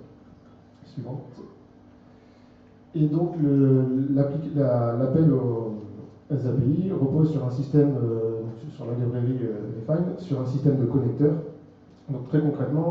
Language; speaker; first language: French; native; French